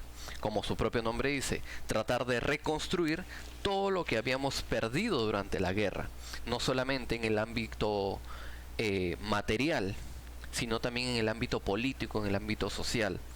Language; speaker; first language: Spanish; native; Spanish